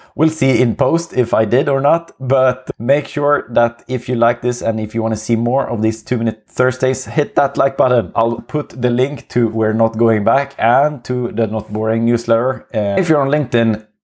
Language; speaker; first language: English; non-native, fluent; Swedish